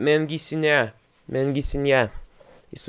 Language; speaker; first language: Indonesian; non-native, learner; Russian